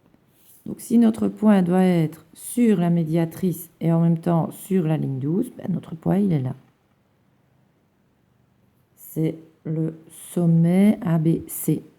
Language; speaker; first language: French; native; French